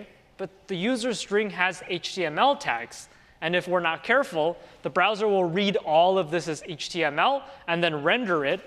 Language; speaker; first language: English; native; English